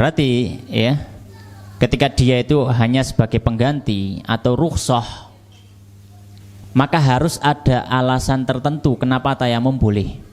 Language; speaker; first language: Indonesian; native; Indonesian